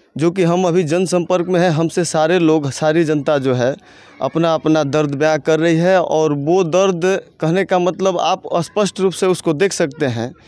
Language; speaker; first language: Hindi; native; Hindi